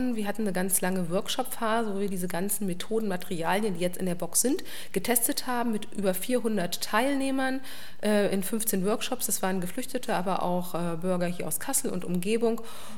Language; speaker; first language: German; native; German